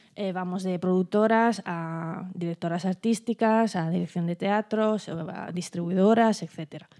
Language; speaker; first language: Spanish; non-native, fluent; Italian